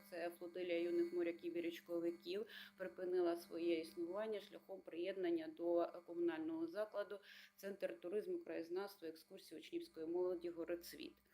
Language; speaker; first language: Ukrainian; native; Ukrainian